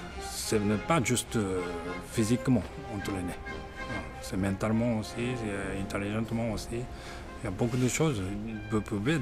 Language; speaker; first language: French; non-native, learner; Japanese